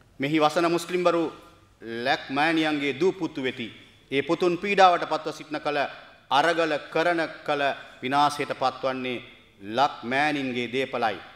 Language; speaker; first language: Sinhala; non-native, local second language; Tamil